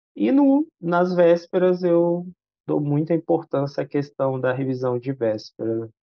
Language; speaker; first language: Portuguese; native; Portuguese